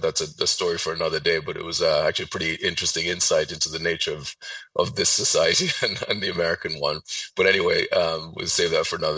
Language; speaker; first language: English; non-native, local second language; Yoruba